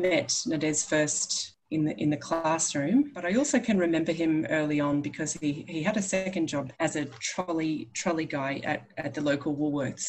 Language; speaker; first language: English; native; English